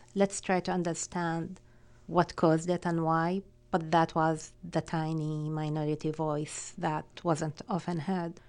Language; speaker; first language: English; non-native, fluent; Arabic